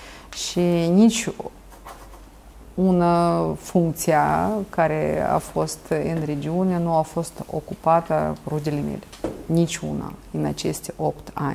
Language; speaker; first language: Romanian; non-native, local second language; Russian